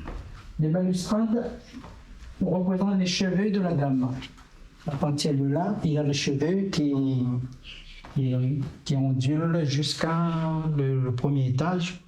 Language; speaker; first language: French; non-native, local second language; Réunion Creole French